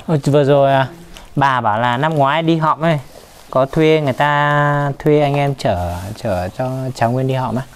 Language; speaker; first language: Vietnamese; non-native, local second language; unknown